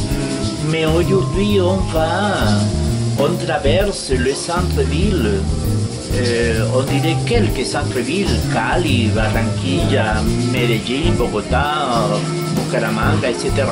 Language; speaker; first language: French; non-native, fluent; Spanish